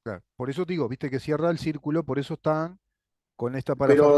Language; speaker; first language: Spanish; native; Spanish